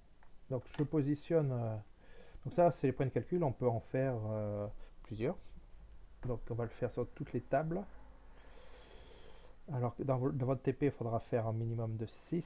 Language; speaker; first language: French; native; French